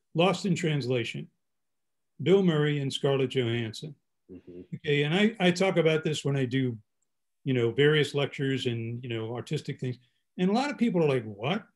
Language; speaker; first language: English; native; English